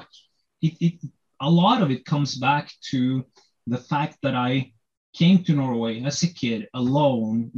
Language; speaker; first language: English; non-native, fluent; Norwegian